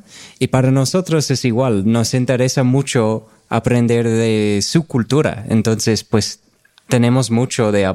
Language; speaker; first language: Spanish; non-native, fluent; English